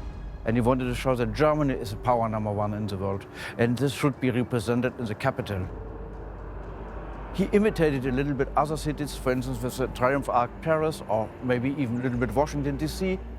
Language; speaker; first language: English; non-native, fluent; German